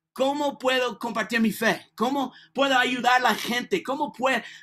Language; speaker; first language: Spanish; non-native, learner; English